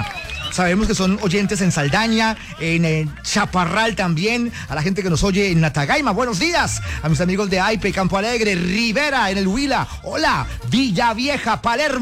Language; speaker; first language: Spanish; native; Spanish